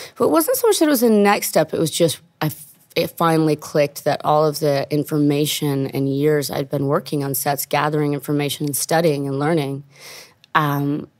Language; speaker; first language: English; non-native, fluent; Italian